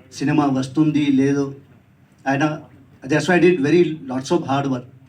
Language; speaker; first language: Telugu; non-native, learner; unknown